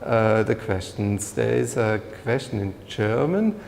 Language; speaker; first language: English; non-native, fluent; German